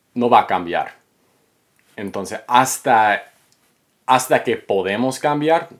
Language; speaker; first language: Spanish; native; Spanish